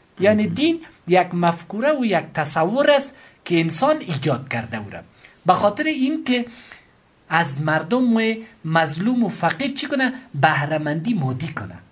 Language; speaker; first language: Persian; native; Persian